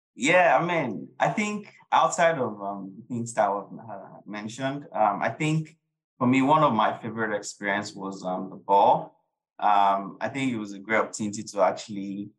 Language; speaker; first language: English; non-native, local second language; Yoruba